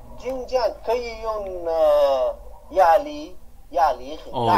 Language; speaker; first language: Chinese; non-native, learner; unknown